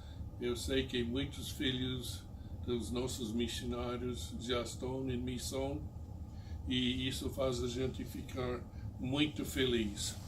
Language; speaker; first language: Portuguese; non-native, fluent; English